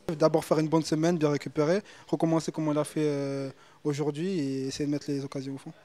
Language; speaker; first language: French; native; French